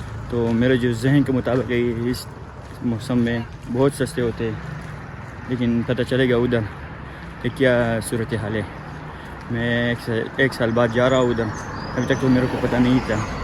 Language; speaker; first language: Hindi; non-native, local second language; Pashto